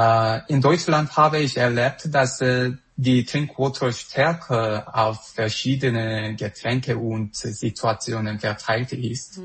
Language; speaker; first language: German; non-native, fluent; Korean